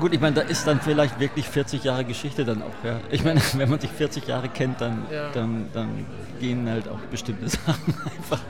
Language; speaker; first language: German; native; German